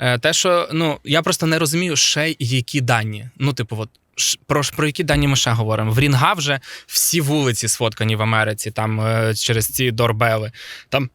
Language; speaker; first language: Ukrainian; non-native, local second language; Russian